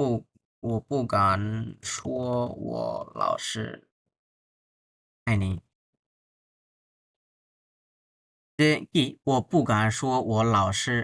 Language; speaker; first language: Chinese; non-native, fluent; Bangla